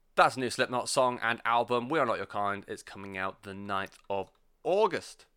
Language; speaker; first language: English; native; English